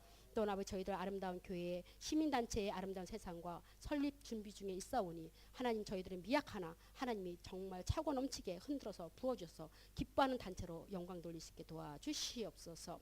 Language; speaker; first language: Korean; native; Korean